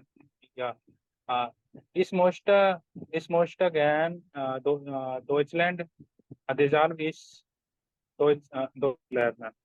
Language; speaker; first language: German; non-native, learner; Hindi